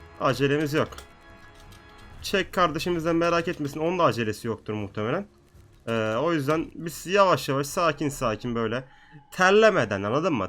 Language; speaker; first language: Turkish; native; Turkish